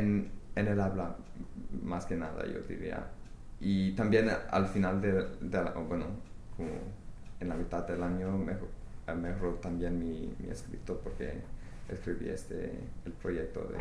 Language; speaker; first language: Spanish; non-native, fluent; English